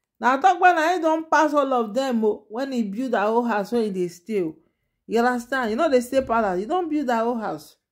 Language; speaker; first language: Nigerian Pidgin; non-native, local second language; Yoruba